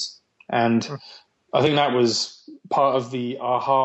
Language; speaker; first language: English; native; English